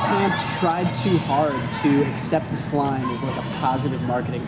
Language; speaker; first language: English; native; English